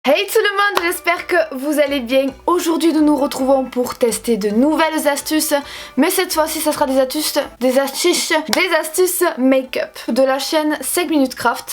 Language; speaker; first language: French; native; French